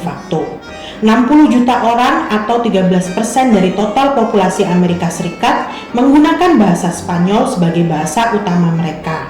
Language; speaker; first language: Indonesian; native; Indonesian